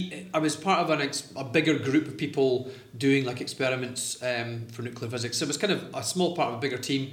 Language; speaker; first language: English; native; English